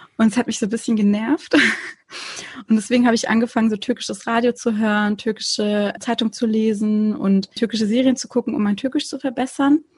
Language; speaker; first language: German; early bilingual, other home language; Turkish